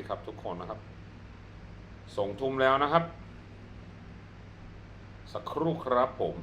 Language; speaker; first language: Thai; non-native, fluent; Swedish